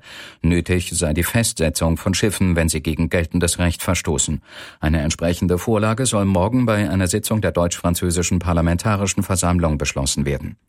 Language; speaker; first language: German; native; German